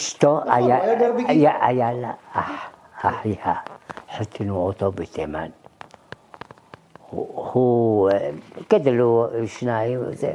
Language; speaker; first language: Hebrew; early bilingual, other home language; Arabic